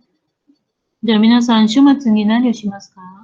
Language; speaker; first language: Japanese; non-native, fluent; Malay